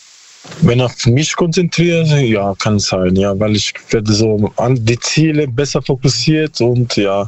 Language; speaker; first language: German; non-native, learner; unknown